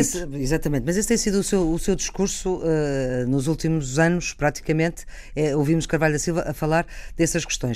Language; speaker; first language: Portuguese; native; Portuguese